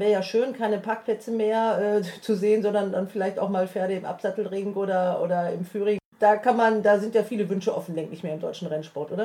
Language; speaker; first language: German; native; German